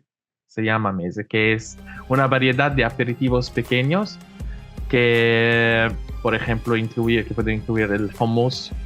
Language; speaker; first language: Spanish; non-native, fluent; Arabic